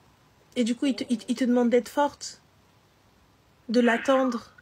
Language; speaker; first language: French; native; French